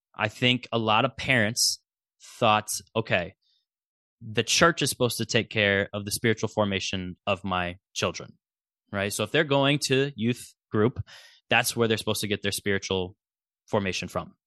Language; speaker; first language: English; native; English